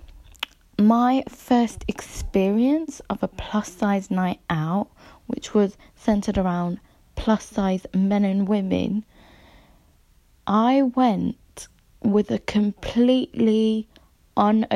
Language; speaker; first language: English; native; English